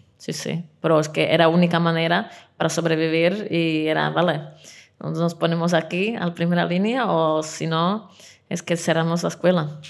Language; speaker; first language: Spanish; non-native, fluent; Czech